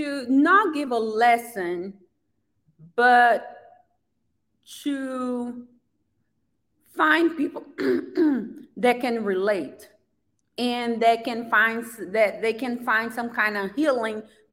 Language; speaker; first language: English; non-native, fluent; Portuguese